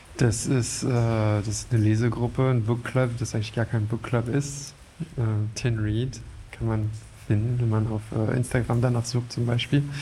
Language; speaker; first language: German; non-native, fluent; French